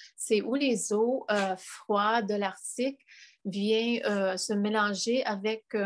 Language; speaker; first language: French; non-native, fluent; English